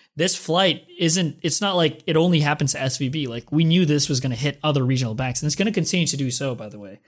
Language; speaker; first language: English; non-native, local second language; Filipino